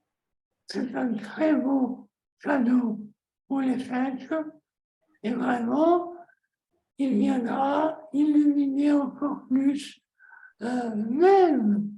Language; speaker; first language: French; non-native, fluent; Greek